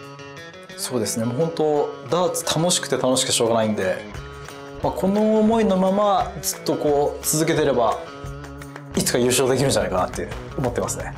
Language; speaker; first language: Japanese; native; Japanese